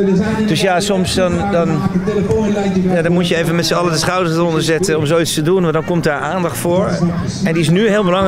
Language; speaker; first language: Dutch; native; Dutch